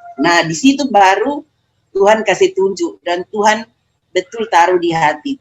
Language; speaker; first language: Indonesian; native; Indonesian